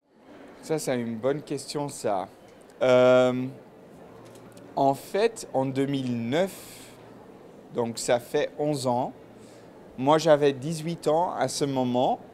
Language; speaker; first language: French; non-native, local second language; Dutch